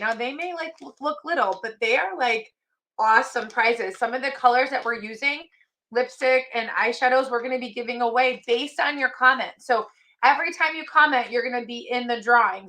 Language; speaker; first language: English; native; English